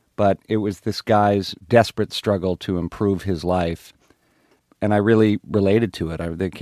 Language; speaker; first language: English; native; English